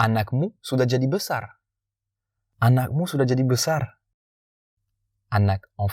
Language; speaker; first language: Indonesian; non-native, fluent; French